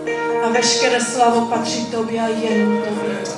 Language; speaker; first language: Czech; non-native, learner; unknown